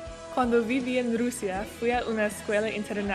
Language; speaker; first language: Spanish; non-native, learner; English